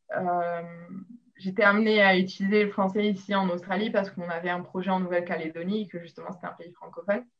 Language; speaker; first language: French; non-native, local second language; Arabic